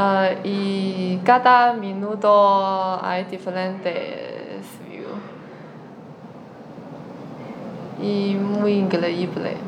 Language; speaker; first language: Spanish; non-native, learner; Chinese